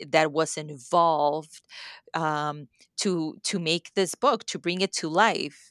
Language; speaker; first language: English; non-native, fluent; Spanish